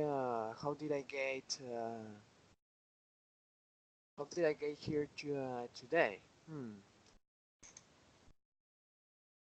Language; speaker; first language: English; non-native, learner; Spanish